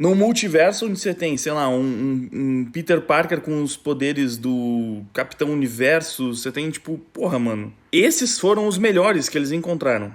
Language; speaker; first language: Portuguese; native; Portuguese